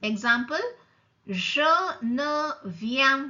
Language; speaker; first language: French; non-native, fluent; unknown